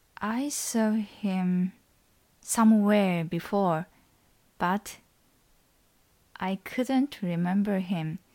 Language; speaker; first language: English; non-native, learner; Japanese